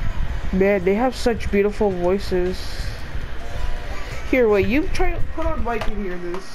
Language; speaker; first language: English; native; English